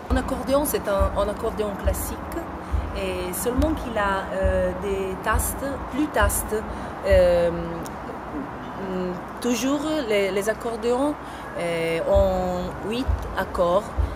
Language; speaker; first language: French; non-native, fluent; Italian